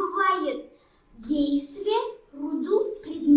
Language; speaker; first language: Russian; non-native, local second language; Kazakh